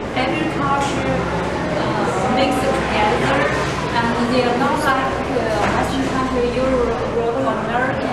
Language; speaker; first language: English; non-native, learner; Chinese